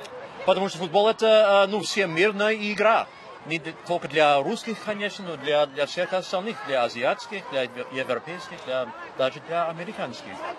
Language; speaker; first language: Russian; non-native, fluent; English